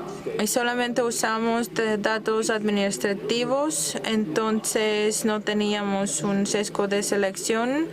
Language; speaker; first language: Spanish; non-native, fluent; German